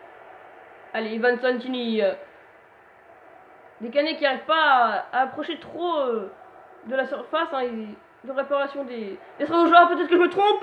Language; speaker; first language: French; native; French